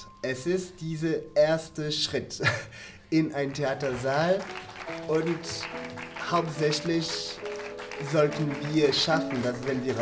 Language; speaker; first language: German; non-native, fluent; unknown